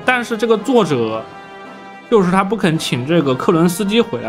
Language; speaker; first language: Chinese; native; Chinese